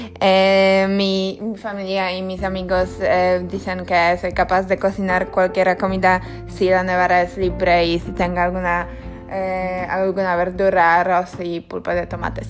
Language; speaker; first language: Spanish; non-native, learner; Polish